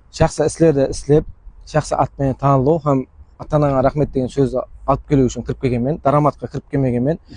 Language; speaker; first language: Uzbek; non-native, local second language; Kara-Kalpak